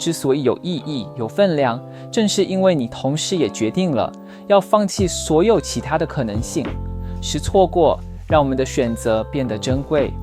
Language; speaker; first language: Chinese; native; Chinese